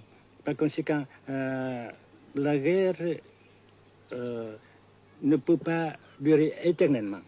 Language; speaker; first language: French; non-native, local second language; Vietnamese